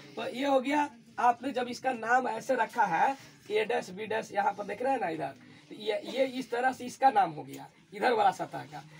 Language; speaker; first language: Hindi; native; Hindi